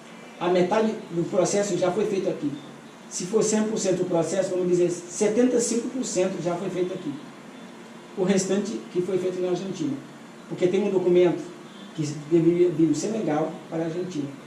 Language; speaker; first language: Portuguese; non-native, fluent; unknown